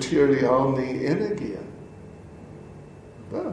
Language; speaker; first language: Russian; non-native, learner; English